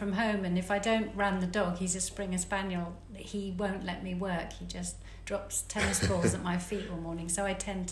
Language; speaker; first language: English; native; English